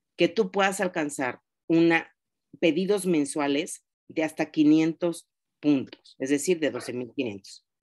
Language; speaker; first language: Spanish; native; Spanish